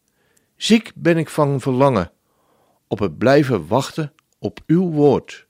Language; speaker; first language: Dutch; native; Dutch